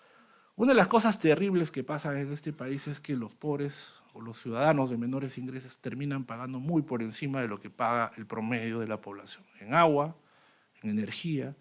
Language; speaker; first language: Spanish; native; Spanish